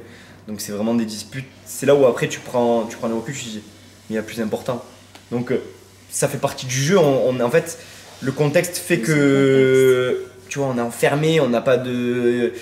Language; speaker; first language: French; native; French